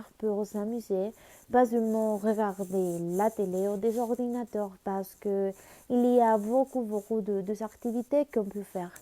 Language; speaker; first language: French; non-native, learner; Spanish